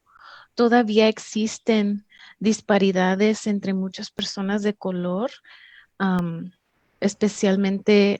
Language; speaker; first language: Spanish; early bilingual, heritage; English